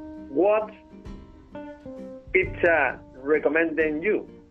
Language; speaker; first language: English; non-native, learner; Spanish